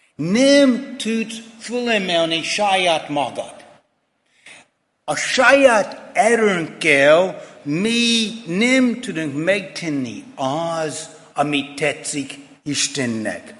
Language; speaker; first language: Hungarian; non-native, fluent; English